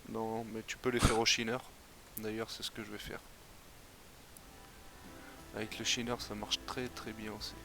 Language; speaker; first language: French; native; French